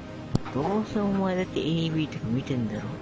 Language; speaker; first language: Japanese; native; Japanese